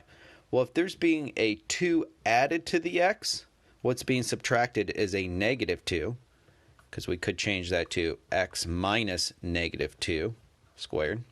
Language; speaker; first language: English; native; English